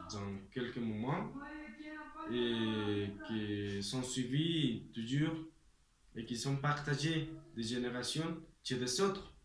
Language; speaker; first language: French; non-native, learner; Spanish